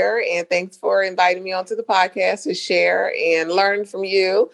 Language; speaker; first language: English; native; English